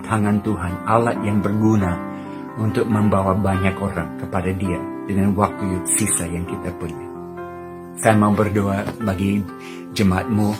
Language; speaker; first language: Indonesian; non-native, fluent; English